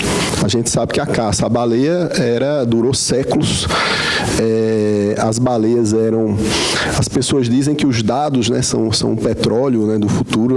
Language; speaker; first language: Portuguese; native; Portuguese